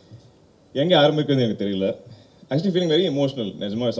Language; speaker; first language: Tamil; non-native, fluent; Malayalam